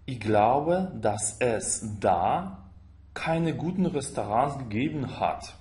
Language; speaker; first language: German; non-native, fluent; Russian